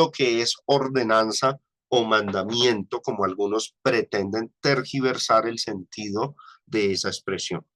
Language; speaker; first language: Spanish; native; Spanish